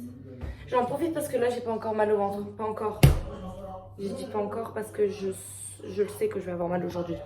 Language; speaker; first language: French; native; French